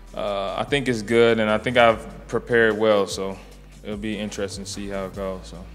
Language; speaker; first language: English; native; English